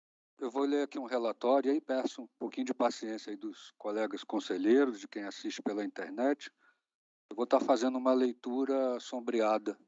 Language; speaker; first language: Portuguese; native; Portuguese